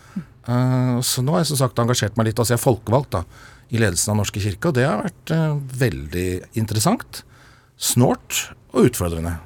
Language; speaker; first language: Norwegian; native; Norwegian